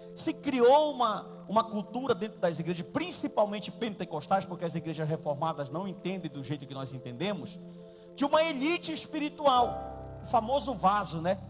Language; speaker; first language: Portuguese; native; Portuguese